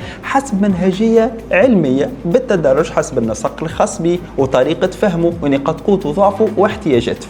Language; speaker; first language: Arabic; native; Arabic